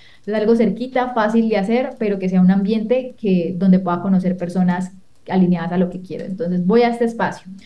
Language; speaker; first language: Spanish; native; Spanish